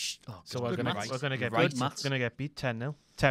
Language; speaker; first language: English; native; English